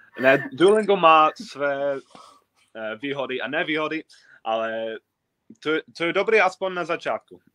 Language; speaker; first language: Czech; non-native, fluent; English